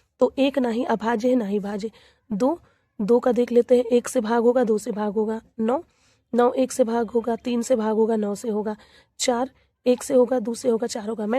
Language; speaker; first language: Hindi; native; Hindi